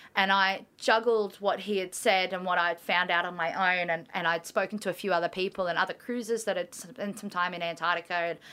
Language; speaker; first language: English; native; English